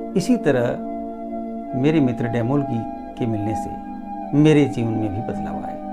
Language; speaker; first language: Hindi; native; Hindi